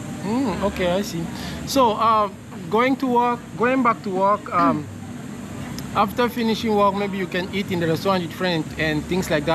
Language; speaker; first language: English; non-native, learner; French